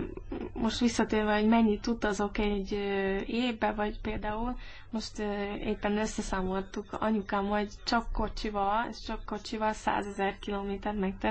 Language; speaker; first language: Hungarian; early bilingual, heritage; English